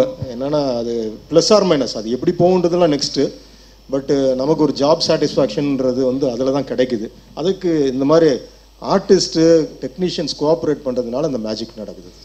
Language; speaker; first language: Tamil; native; Tamil